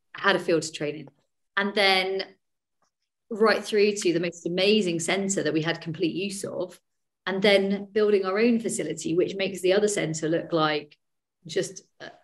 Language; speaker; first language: English; native; English